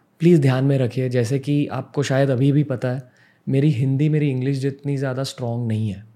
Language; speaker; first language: Hindi; non-native, local second language; English